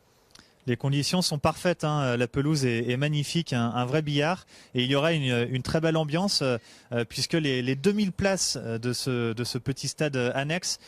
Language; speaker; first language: French; native; French